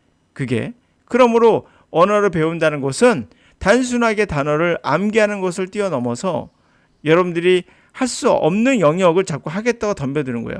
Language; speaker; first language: Korean; native; Korean